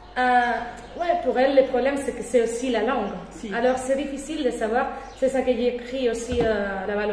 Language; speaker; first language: French; non-native, fluent; Spanish